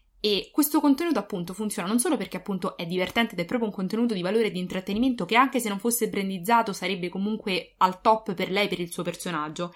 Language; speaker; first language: Italian; native; Italian